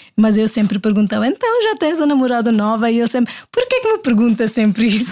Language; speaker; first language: Portuguese; non-native, fluent; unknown